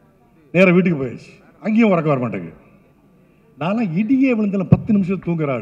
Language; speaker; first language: Tamil; native; Tamil